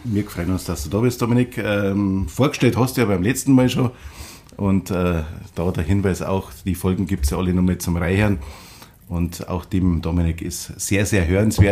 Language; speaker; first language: German; native; German